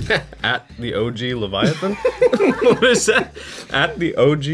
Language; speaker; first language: English; native; English